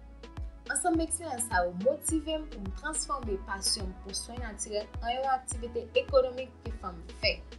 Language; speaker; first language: Haitian Creole; native; Haitian Creole